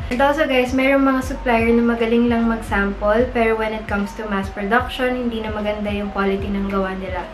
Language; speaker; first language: Filipino; native; Filipino